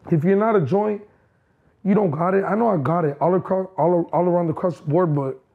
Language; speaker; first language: English; native; English